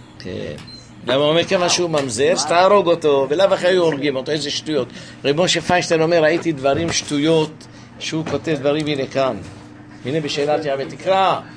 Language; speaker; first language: Hebrew; native; Hebrew